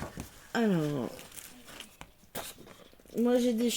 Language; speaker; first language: French; native; French